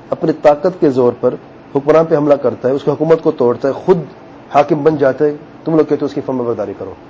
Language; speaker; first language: Urdu; native; Urdu